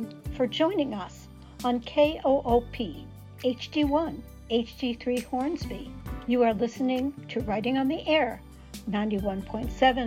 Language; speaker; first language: English; native; English